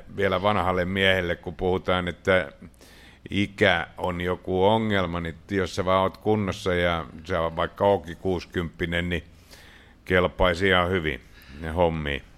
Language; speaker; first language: Finnish; native; Finnish